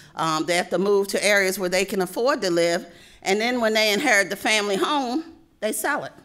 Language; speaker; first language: English; native; English